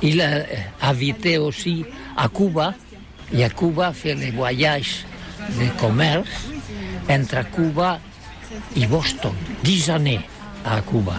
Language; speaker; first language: French; non-native, learner; Catalan